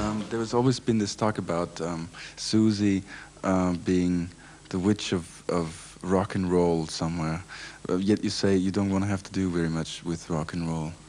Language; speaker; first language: English; non-native, fluent; German